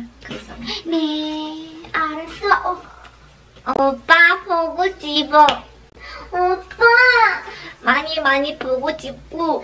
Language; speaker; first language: Korean; non-native, learner; Mongolian